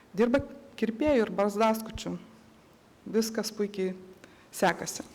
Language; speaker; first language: Lithuanian; native; Lithuanian